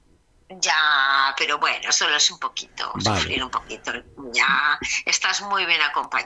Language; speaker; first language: Spanish; native; Spanish